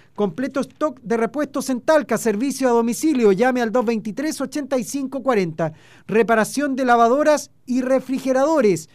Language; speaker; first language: Spanish; native; Spanish